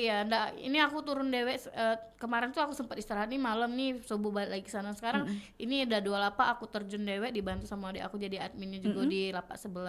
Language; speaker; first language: Indonesian; native; Indonesian